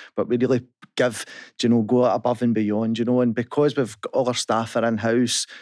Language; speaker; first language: English; native; English